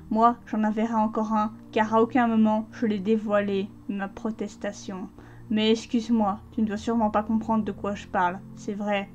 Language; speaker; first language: French; native; French